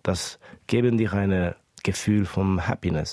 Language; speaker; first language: German; early bilingual, other home language; Estonian